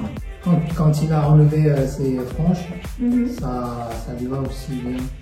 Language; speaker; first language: French; non-native, fluent; Korean